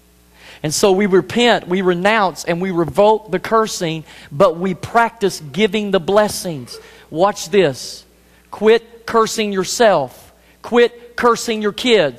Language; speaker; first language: English; native; English